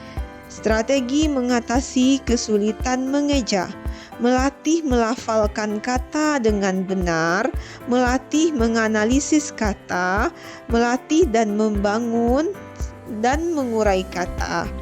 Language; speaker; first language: Indonesian; native; Indonesian